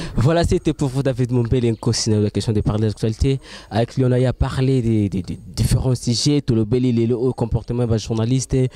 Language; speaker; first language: French; non-native, local second language; Lingala